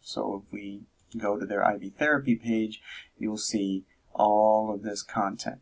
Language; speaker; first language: English; native; English